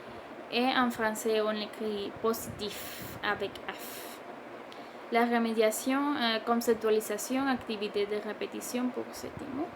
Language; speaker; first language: French; non-native, learner; Spanish